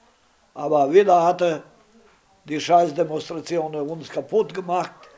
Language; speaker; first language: German; non-native, learner; Romany